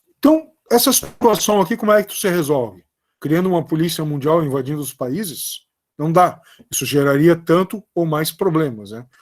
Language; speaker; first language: Portuguese; native; Portuguese